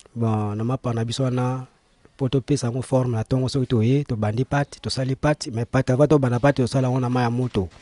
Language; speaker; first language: Lingala; non-native, local second language; Kongo